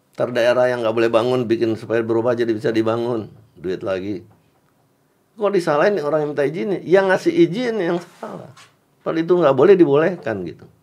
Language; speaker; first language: Indonesian; native; Indonesian